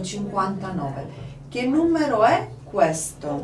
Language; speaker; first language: Italian; non-native, fluent; Polish